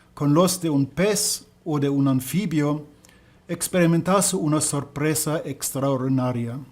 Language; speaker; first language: Spanish; non-native, learner; German